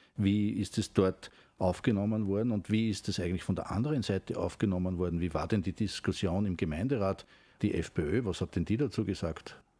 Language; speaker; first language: German; native; German